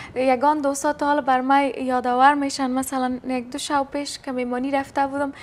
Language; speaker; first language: Persian; non-native, local second language; Turkmen